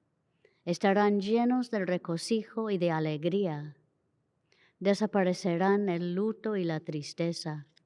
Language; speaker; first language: Spanish; native; Spanish